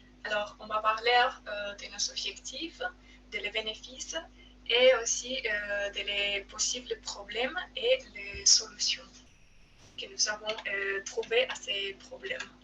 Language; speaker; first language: French; non-native, learner; Spanish